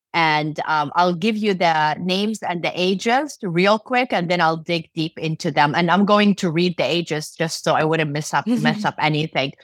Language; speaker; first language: English; non-native, fluent; Arabic